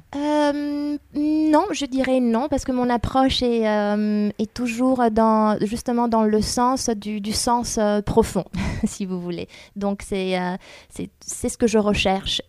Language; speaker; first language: French; non-native, fluent; Romanian